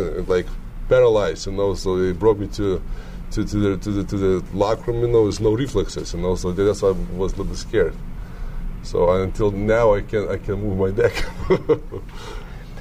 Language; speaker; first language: English; non-native, learner; Lithuanian